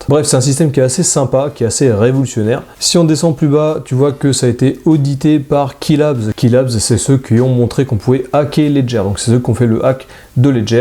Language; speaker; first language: French; native; French